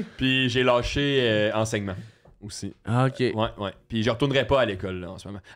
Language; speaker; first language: French; native; French